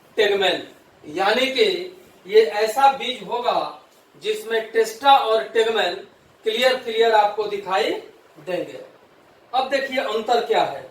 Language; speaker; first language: Hindi; native; Hindi